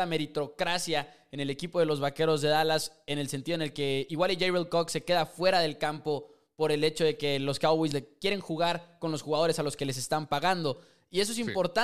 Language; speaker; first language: Spanish; native; Spanish